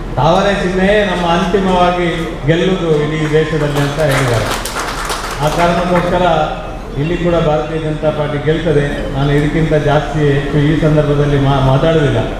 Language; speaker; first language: Kannada; native; Kannada